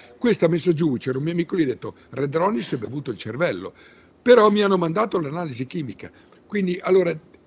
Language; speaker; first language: Italian; native; Italian